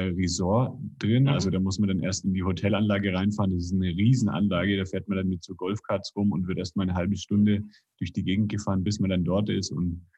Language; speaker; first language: German; native; German